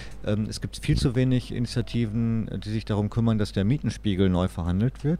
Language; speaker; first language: German; native; German